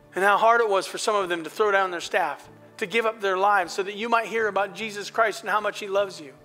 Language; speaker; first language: English; native; English